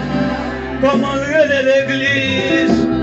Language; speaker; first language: French; non-native, learner; Haitian Creole